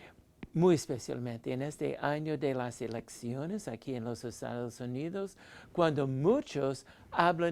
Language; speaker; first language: Spanish; non-native, fluent; English